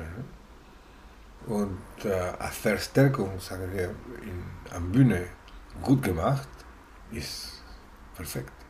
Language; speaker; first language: German; non-native, learner; Italian